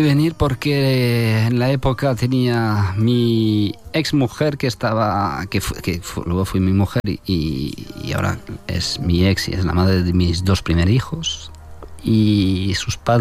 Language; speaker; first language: Spanish; non-native, fluent; French